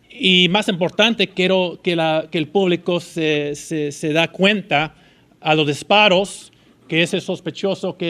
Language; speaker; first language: Spanish; early bilingual, heritage; Spanish